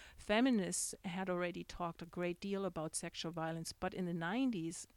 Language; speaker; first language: English; non-native, fluent; German